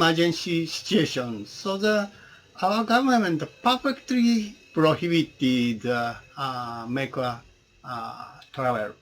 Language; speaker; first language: English; non-native, learner; Japanese